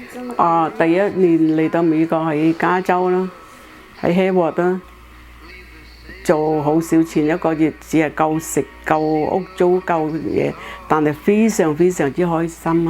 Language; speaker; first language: Cantonese; early bilingual, heritage; Cantonese